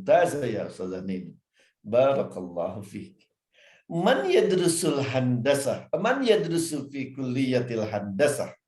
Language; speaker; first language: Arabic; non-native, fluent; Indonesian